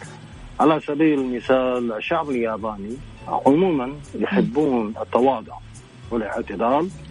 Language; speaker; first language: Arabic; non-native, fluent; Japanese